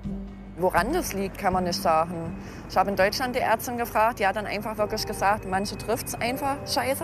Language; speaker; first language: German; native; German